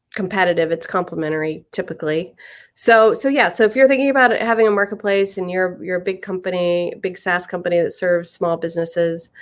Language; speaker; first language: English; native; English